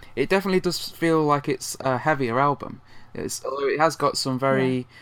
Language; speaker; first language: English; native; English